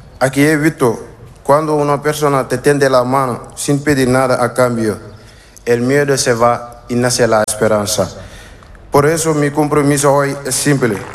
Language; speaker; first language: Spanish; non-native, learner; Wolof